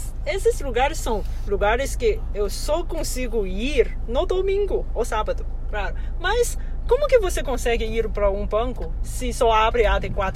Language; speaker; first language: Portuguese; non-native, fluent; Chinese